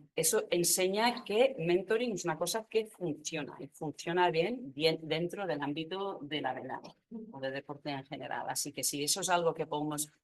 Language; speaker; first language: Spanish; non-native, fluent; English